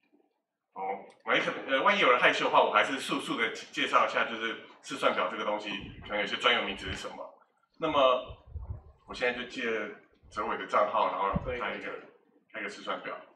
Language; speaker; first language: Chinese; native; Chinese